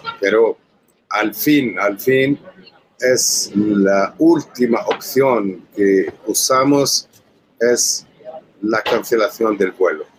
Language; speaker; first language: Spanish; non-native, learner; Arabic